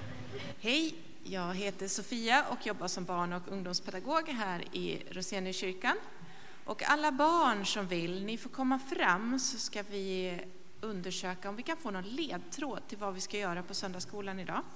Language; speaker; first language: Swedish; native; Swedish